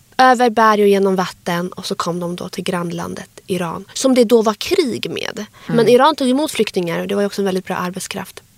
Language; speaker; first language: Swedish; early bilingual, other home language; Arabic